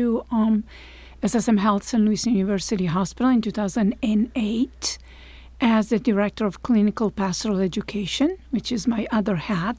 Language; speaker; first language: English; non-native, fluent; Italian